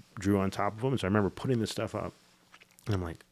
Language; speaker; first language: English; native; English